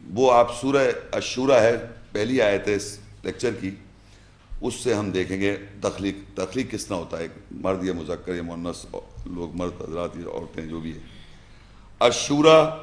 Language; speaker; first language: Urdu; native; Urdu